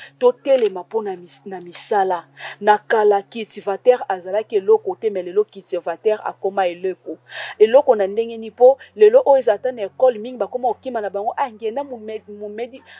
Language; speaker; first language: Lingala; non-native, local second language; Kongo